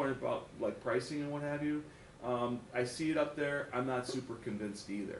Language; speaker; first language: English; native; English